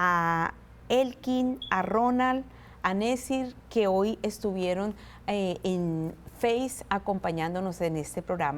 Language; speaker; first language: Spanish; native; Spanish